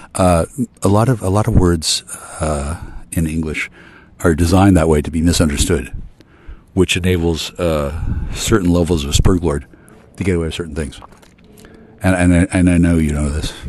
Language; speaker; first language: English; native; English